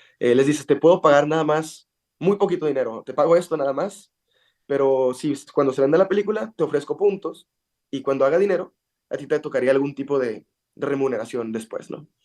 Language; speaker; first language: Spanish; early bilingual, heritage; Spanish